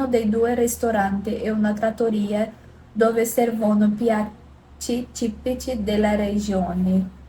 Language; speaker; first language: Italian; non-native, learner; Portuguese